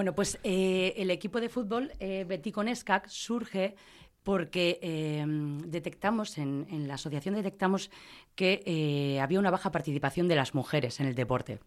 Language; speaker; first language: Spanish; native; Spanish